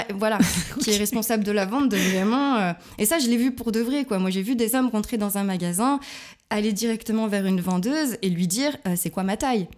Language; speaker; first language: French; native; French